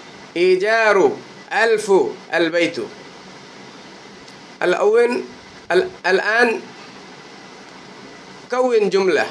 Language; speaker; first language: Arabic; non-native, fluent; Bangla